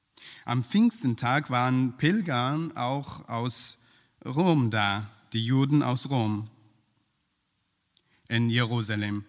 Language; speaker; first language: German; non-native, fluent; Persian